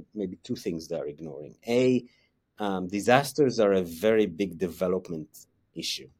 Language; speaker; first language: English; non-native, fluent; Hebrew